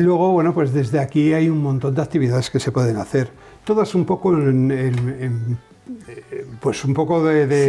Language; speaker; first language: Spanish; native; Spanish